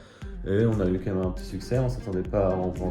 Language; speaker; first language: French; native; French